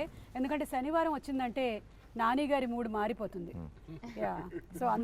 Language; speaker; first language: Telugu; native; Telugu